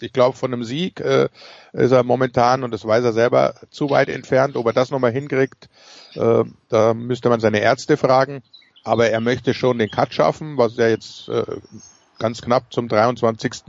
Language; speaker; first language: German; native; German